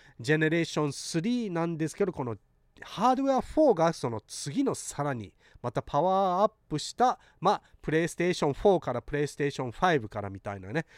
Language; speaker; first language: Japanese; early bilingual, heritage; Japanese